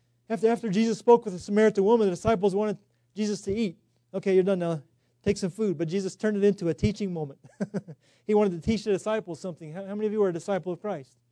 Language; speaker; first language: English; native; English